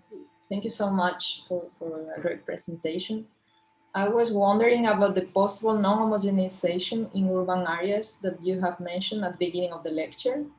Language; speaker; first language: English; non-native, fluent; Portuguese